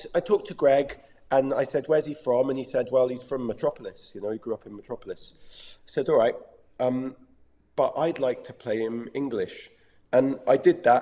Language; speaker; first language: English; native; English